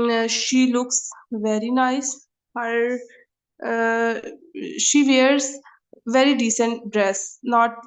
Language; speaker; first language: English; non-native, learner; Urdu